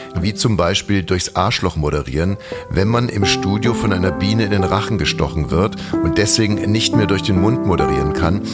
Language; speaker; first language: German; native; German